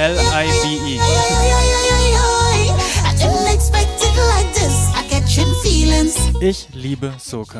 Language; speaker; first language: English; non-native, fluent; German